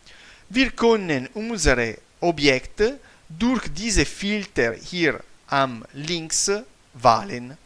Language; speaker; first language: German; non-native, fluent; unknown